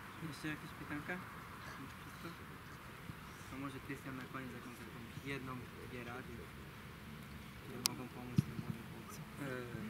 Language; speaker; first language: Polish; native; Polish